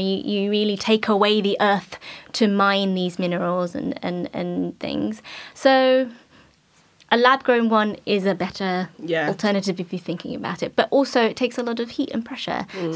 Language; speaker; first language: English; native; English